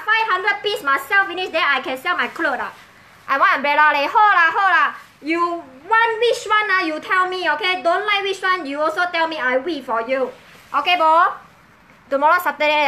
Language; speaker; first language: English; non-native, local second language; Min Nan Chinese